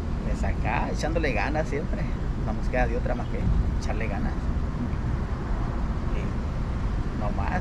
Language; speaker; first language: Spanish; native; Spanish